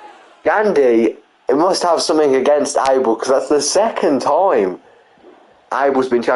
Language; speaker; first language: English; native; English